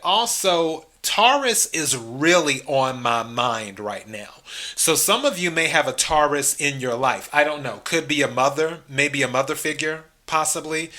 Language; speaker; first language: English; native; English